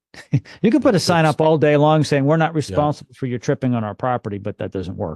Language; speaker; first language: English; native; English